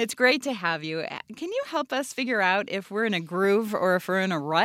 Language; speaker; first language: English; native; English